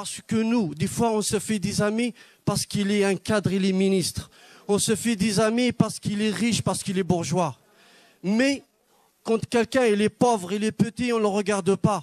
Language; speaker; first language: French; non-native, local second language; Kabyle